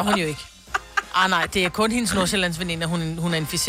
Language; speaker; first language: Danish; native; Danish